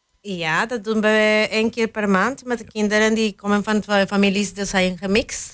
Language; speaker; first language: Dutch; non-native, fluent; Spanish